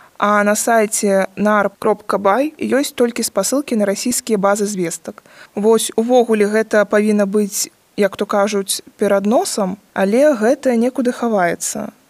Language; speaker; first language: Belarusian; native; Belarusian